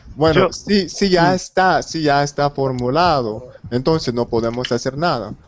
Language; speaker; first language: Spanish; non-native, learner; English